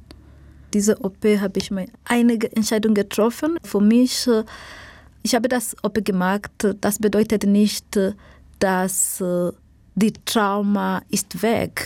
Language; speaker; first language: German; non-native, learner; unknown